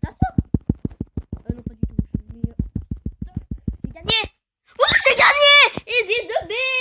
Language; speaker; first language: French; native; French